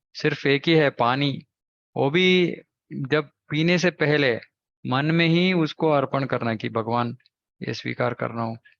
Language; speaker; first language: Hindi; non-native, local second language; Kannada